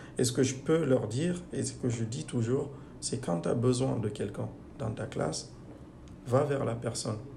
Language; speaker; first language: French; non-native, local second language; Fula